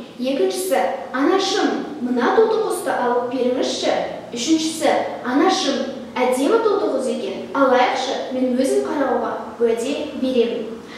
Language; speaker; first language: Kazakh; non-native, local second language; Russian